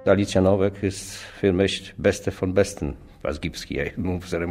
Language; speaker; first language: German; non-native, learner; Polish